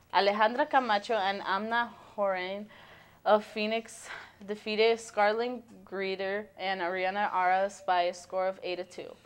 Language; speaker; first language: English; early bilingual, other home language; Spanish